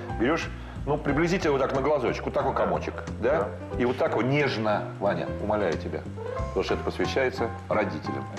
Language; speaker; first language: Russian; native; Russian